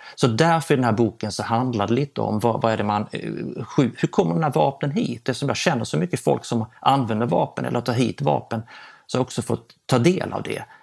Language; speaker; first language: Swedish; native; Swedish